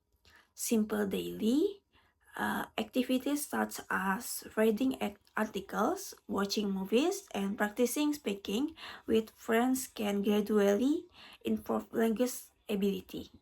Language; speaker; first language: English; non-native, learner; Indonesian